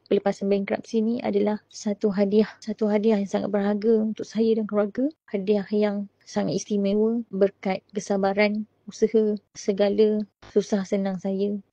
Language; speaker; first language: Malay; native; Malay